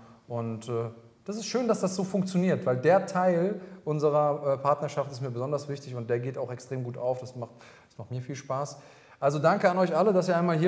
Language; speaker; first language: German; native; German